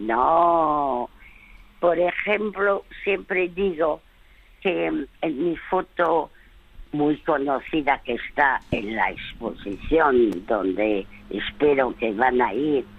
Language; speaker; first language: Spanish; early bilingual, other home language; French